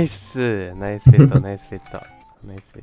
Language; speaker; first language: Japanese; non-native, learner; Chinese